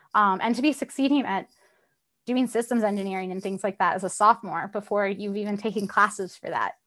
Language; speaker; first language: English; native; English